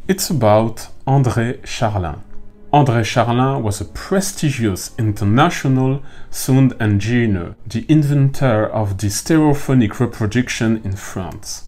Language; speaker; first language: English; non-native, fluent; French